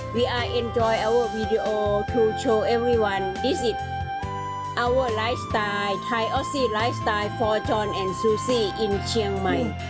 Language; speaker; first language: English; non-native, learner; Thai